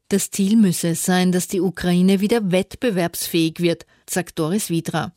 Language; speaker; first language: German; native; German